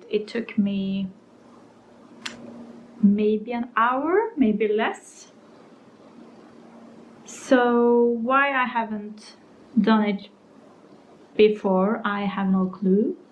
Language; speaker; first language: English; non-native, fluent; Norwegian